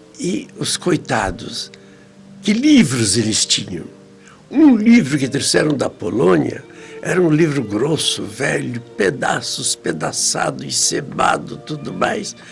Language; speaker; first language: Portuguese; early bilingual, other home language; Polish